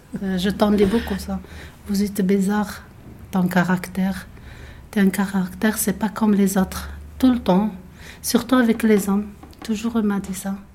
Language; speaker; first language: French; non-native, local second language; Arabic